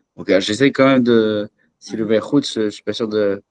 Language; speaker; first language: French; native; French